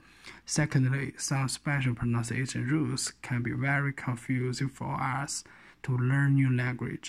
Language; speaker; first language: English; non-native, learner; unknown